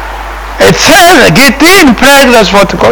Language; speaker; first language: German; non-native, fluent; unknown